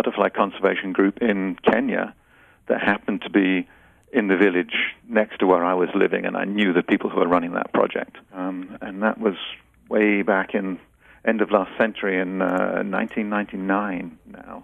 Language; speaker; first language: English; native; English